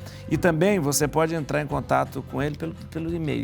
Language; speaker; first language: Portuguese; native; Portuguese